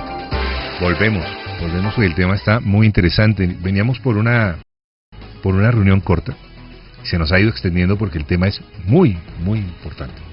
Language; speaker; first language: Spanish; native; Spanish